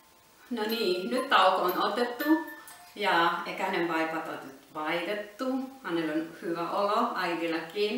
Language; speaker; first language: Finnish; non-native, learner; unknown